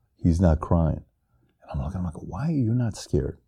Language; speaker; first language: English; non-native, fluent; Persian